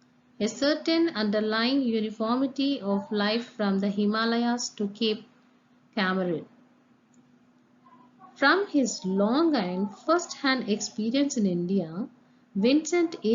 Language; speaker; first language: English; non-native, local second language; Telugu